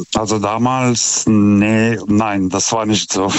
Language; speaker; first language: German; non-native, fluent; Lithuanian